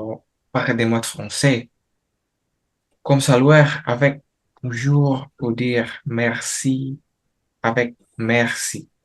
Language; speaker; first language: French; non-native, learner; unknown